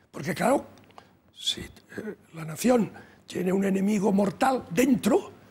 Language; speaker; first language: Spanish; native; Spanish